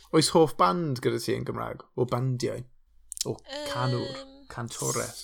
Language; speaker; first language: Welsh; non-native, local second language; English